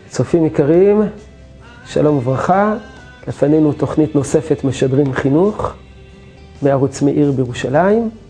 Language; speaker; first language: Hebrew; non-native, fluent; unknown